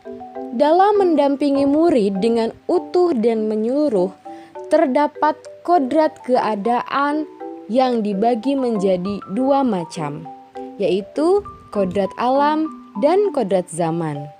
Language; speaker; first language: Indonesian; native; Indonesian